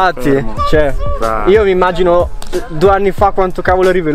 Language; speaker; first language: Italian; native; Italian